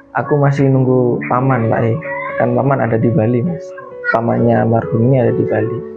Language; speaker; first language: Indonesian; non-native, local second language; Madurese